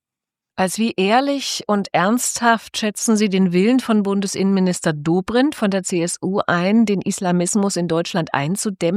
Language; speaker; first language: German; native; German